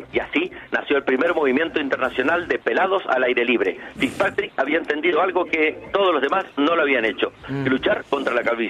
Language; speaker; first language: Spanish; native; Spanish